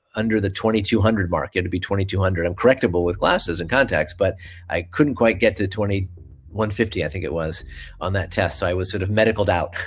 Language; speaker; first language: English; native; English